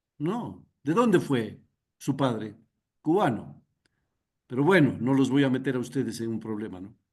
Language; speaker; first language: Spanish; native; Spanish